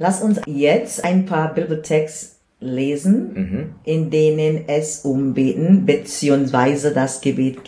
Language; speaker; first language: German; non-native, learner; English